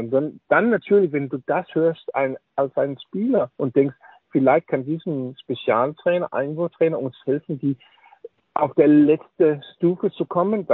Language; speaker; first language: German; non-native, learner; Danish